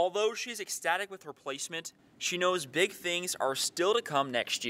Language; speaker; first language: English; native; English